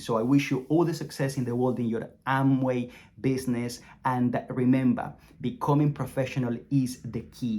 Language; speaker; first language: English; non-native, fluent; Spanish